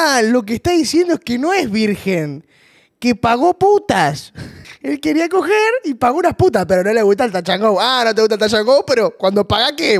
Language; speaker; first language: Spanish; native; Spanish